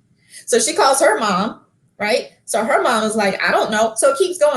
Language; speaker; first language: English; native; English